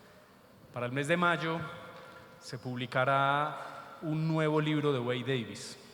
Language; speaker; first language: Spanish; native; Spanish